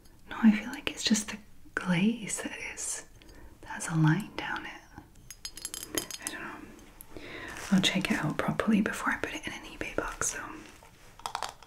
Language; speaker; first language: English; native; English